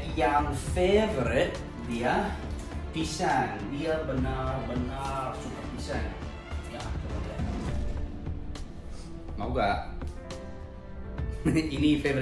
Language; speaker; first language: Indonesian; non-native, learner; English